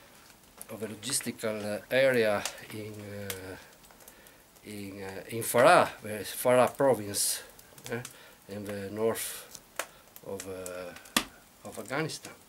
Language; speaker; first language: English; non-native, learner; Italian